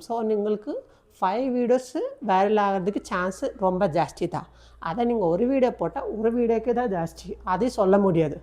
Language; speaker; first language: Tamil; non-native, local second language; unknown